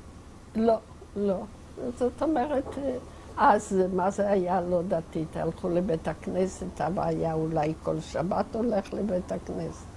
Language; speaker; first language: Hebrew; non-native, fluent; Yiddish